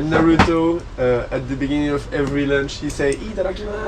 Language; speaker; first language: English; non-native, learner; French